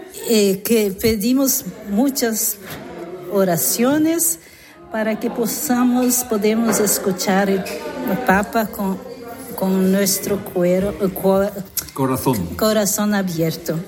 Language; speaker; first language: Spanish; non-native, learner; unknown